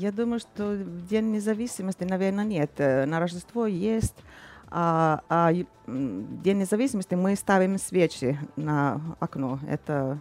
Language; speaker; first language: Russian; non-native, fluent; Finnish